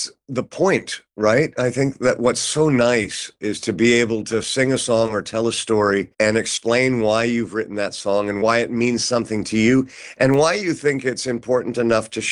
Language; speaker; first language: English; native; English